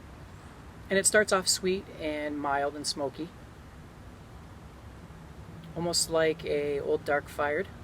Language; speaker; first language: English; native; English